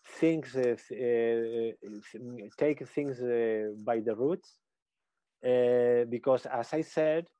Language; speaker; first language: English; non-native, learner; Spanish